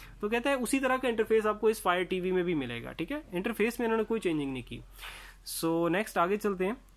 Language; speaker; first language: Hindi; native; Hindi